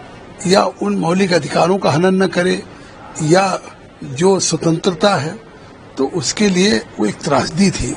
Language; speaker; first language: Hindi; native; Hindi